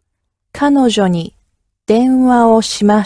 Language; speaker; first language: Japanese; non-native, learner; English